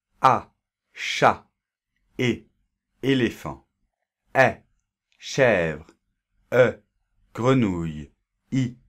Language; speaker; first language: French; native; French